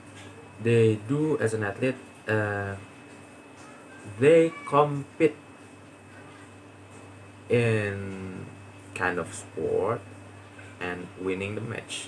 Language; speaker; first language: English; non-native, learner; Indonesian